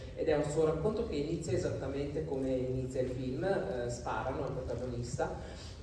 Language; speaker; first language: Italian; native; Italian